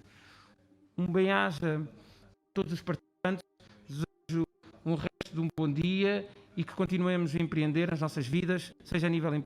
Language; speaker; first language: Portuguese; non-native, local second language; Kabuverdianu